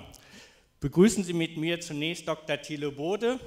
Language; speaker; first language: German; native; German